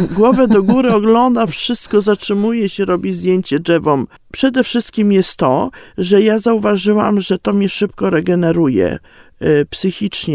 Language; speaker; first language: Polish; native; Polish